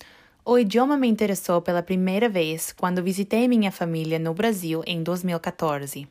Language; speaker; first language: Portuguese; non-native, learner; English